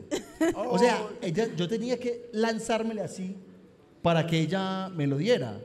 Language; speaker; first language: Spanish; native; Spanish